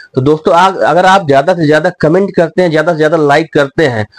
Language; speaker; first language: Hindi; native; Hindi